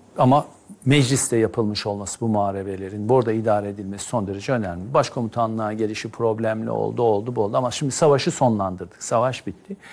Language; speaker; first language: Turkish; native; Turkish